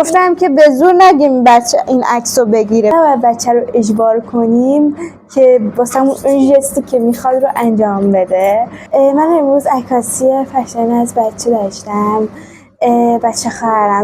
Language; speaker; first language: Persian; native; Persian